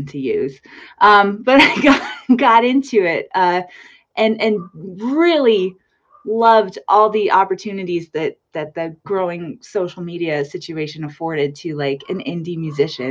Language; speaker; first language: English; native; English